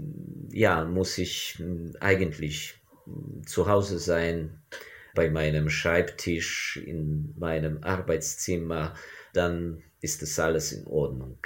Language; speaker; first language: German; non-native, fluent; Ukrainian